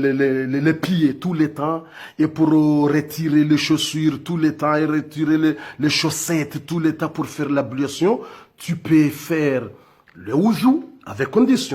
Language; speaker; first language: French; non-native, local second language; Comorian